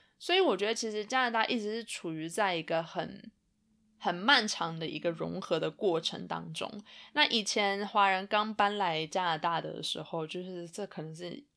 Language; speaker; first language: Chinese; native; Chinese